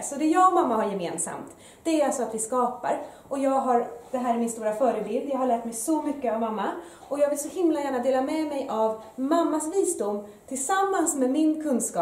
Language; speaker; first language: Swedish; early bilingual, other home language; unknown